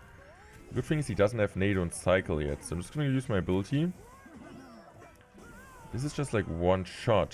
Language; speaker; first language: English; non-native, fluent; German